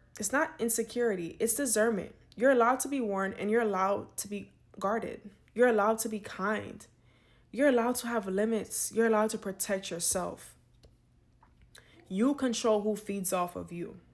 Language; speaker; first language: English; native; English